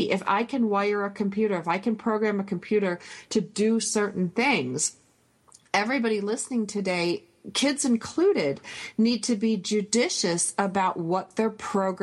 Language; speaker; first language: English; native; English